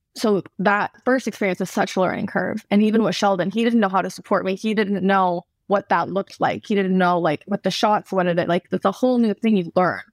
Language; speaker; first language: English; native; English